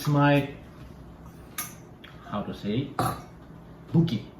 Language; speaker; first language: English; non-native, learner; Russian